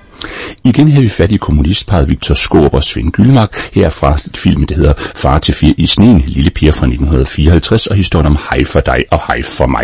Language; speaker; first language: Danish; native; Danish